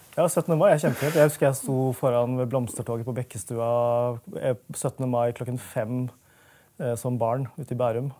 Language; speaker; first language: Norwegian; early bilingual, other home language; Urdu